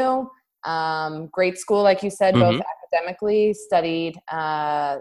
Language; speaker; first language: English; native; English